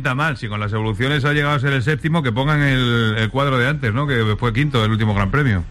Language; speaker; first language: Spanish; native; Spanish